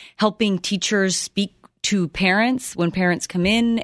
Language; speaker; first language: English; early bilingual, other home language; Spanish